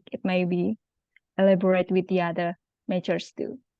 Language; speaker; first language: English; non-native, local second language; Indonesian